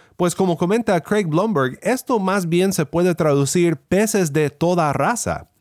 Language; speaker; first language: Spanish; native; Spanish